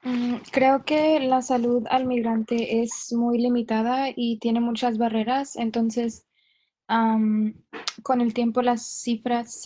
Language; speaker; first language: Spanish; non-native, learner; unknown